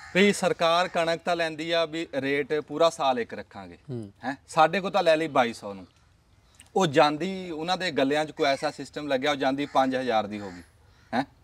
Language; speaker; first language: Punjabi; native; Punjabi